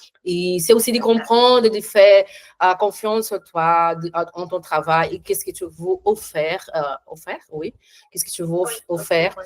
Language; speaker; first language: French; non-native, learner; Portuguese